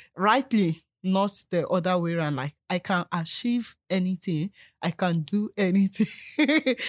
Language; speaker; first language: English; non-native, local second language; Yoruba